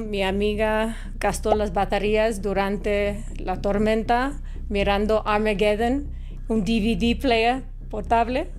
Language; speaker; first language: Spanish; non-native, fluent; English